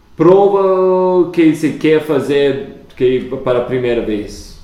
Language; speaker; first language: Portuguese; non-native, fluent; English